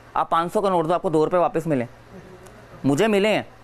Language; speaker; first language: Hindi; native; Hindi